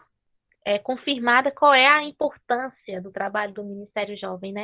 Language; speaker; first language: Portuguese; native; Portuguese